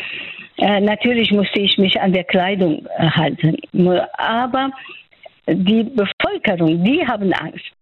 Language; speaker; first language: German; non-native, fluent; Persian